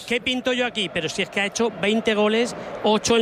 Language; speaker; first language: Spanish; native; Spanish